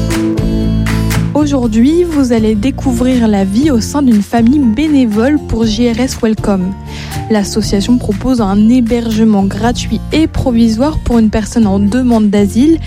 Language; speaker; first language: French; native; French